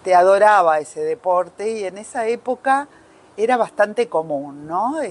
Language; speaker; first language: Spanish; native; Spanish